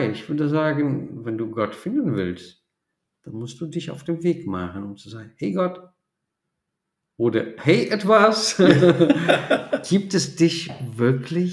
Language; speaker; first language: German; non-native, fluent; Portuguese